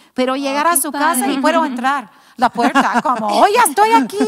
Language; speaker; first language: Spanish; non-native, fluent; English